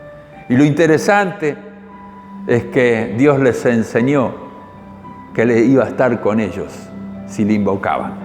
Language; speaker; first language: Spanish; native; Spanish